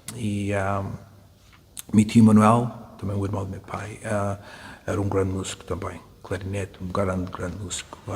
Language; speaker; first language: Portuguese; early bilingual, heritage; Portuguese